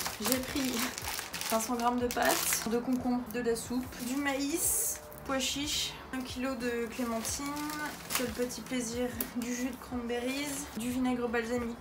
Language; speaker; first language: French; native; French